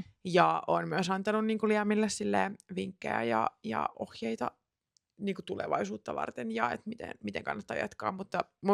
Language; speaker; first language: Finnish; native; Finnish